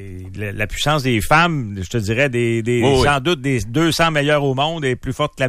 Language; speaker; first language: French; native; French